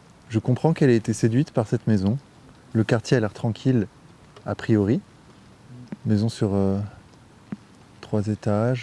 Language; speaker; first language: French; native; French